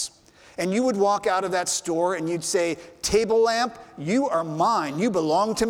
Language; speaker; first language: English; native; English